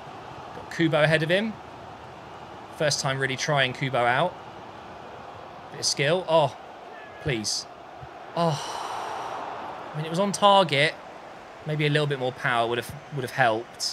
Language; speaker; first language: English; native; English